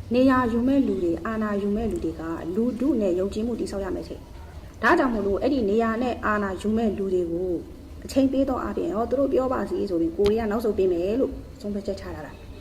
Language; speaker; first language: Burmese; native; Burmese